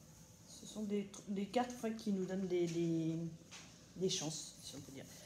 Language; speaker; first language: French; native; French